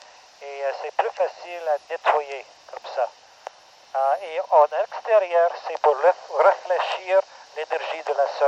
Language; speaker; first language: French; non-native, local second language; English